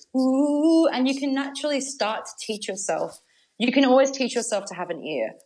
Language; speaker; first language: English; native; English